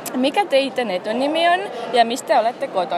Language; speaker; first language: Finnish; non-native, learner; Estonian